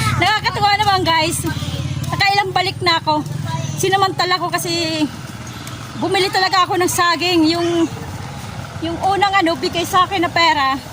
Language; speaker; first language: Filipino; non-native, local second language; Waray